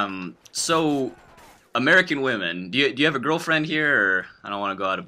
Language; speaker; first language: English; native; English